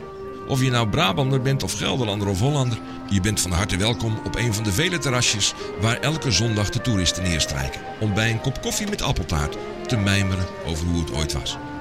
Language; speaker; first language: Dutch; native; Dutch